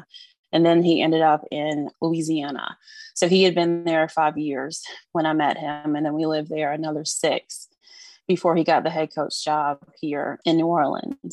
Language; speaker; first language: English; native; English